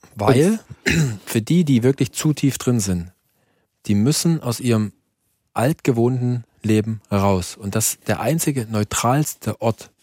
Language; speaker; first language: German; native; German